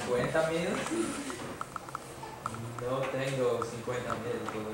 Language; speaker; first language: Spanish; non-native, learner; English